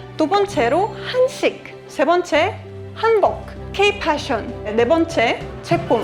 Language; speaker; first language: Korean; non-native, fluent; Estonian